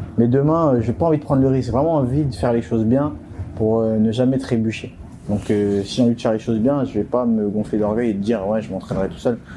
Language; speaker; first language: French; early bilingual, other home language; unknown